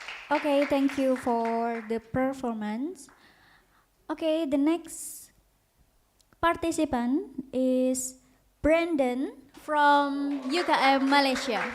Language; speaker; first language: English; non-native, learner; Indonesian